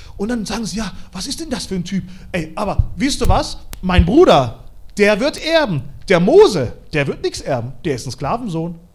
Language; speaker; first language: German; early bilingual, other home language; Russian